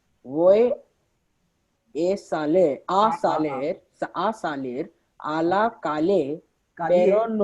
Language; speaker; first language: Spanish; non-native, learner; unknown